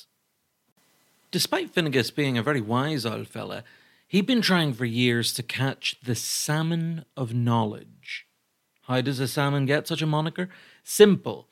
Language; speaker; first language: English; native; English